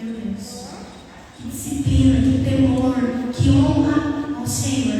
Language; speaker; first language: Portuguese; native; Portuguese